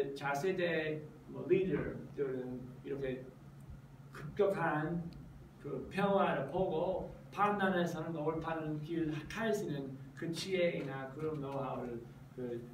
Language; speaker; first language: Korean; non-native, fluent; English